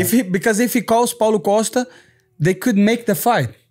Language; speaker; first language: English; non-native, fluent; Portuguese